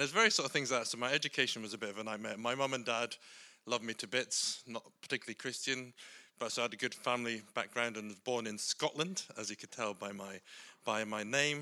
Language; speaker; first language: English; native; English